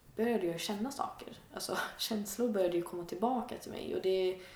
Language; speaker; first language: Swedish; native; Swedish